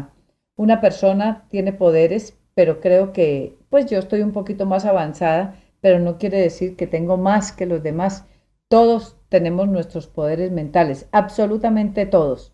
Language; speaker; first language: Spanish; native; Spanish